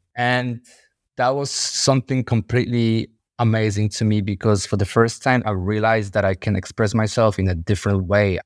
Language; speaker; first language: English; non-native, fluent; Polish